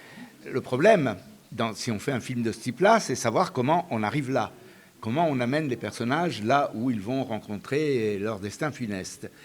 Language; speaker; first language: French; non-native, fluent; Italian